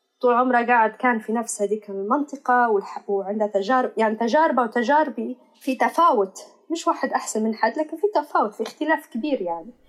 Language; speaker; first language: Arabic; native; Arabic